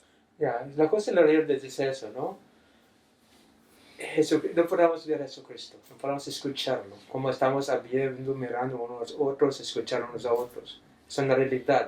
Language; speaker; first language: Spanish; non-native, fluent; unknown